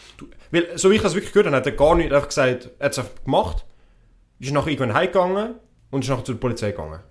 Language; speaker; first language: German; early bilingual, other home language; Italian